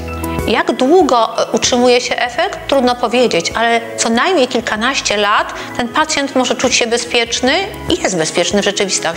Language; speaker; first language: Polish; native; Polish